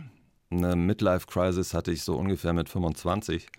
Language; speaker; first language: German; native; German